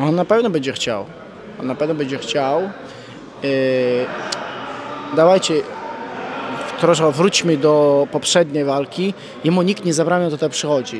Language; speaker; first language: Polish; non-native, fluent; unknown